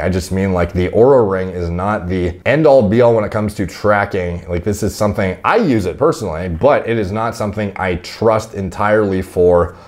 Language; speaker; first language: English; native; English